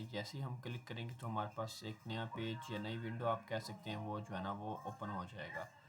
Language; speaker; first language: Urdu; non-native, local second language; Punjabi